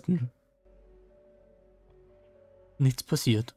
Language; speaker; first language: German; native; German